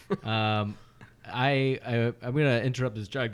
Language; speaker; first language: English; native; English